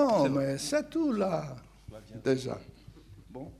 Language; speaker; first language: French; non-native, fluent; Portuguese